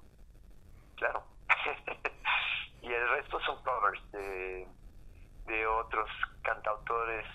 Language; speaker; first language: Spanish; non-native, fluent; French